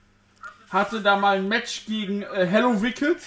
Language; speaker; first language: German; native; German